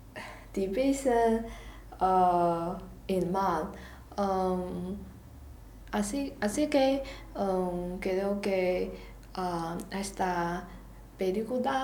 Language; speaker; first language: Spanish; non-native, learner; Chinese